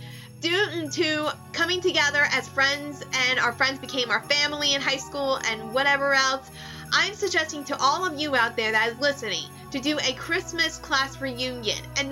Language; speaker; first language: English; native; English